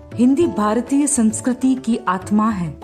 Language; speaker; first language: Hindi; non-native, local second language; Malayalam